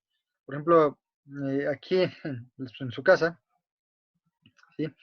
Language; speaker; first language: Spanish; native; Spanish